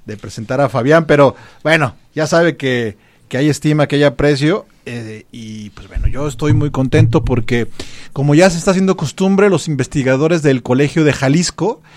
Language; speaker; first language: Spanish; native; Spanish